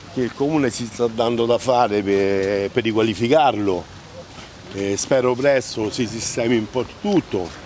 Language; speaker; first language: Italian; native; Italian